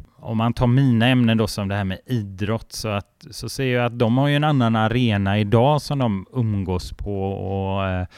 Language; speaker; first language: Swedish; native; Swedish